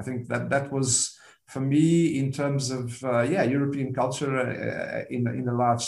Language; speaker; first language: English; non-native, fluent; Portuguese